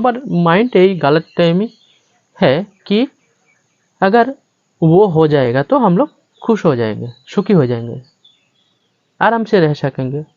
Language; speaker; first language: Hindi; non-native, local second language; Bangla